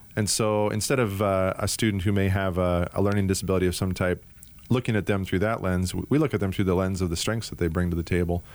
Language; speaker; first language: English; native; English